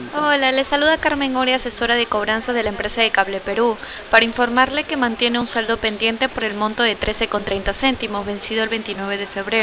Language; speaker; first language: Spanish; native; Spanish